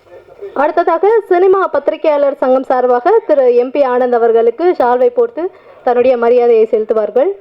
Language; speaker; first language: Tamil; native; Tamil